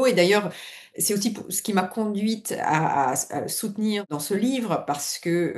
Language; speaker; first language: French; native; French